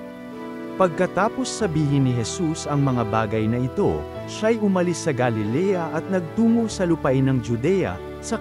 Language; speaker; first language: Filipino; native; Filipino